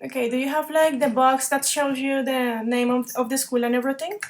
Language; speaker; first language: English; non-native, fluent; Spanish